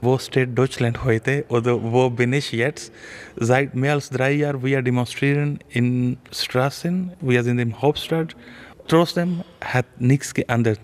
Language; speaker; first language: German; non-native, fluent; Urdu